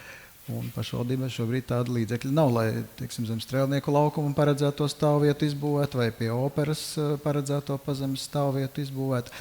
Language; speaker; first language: Latvian; native; Latvian